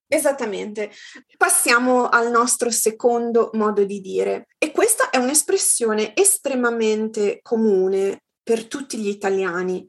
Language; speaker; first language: Italian; native; Italian